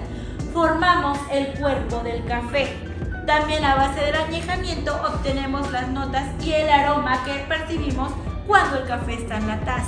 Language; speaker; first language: Spanish; native; Spanish